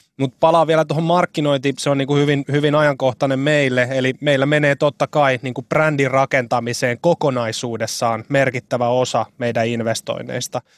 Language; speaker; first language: Finnish; native; Finnish